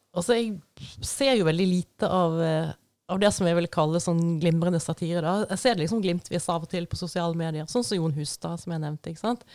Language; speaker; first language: Norwegian; native; Norwegian